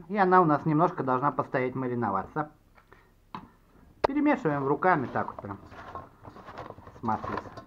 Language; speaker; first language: Russian; native; Russian